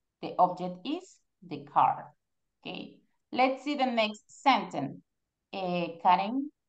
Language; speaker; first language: English; non-native, fluent; Spanish